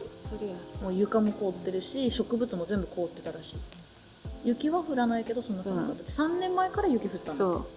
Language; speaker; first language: Japanese; early bilingual, other home language; Portuguese